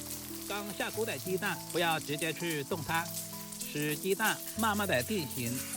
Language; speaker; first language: Chinese; native; Chinese